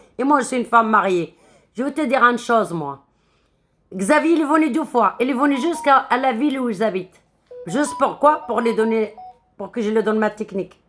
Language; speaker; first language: French; non-native, local second language; Arabic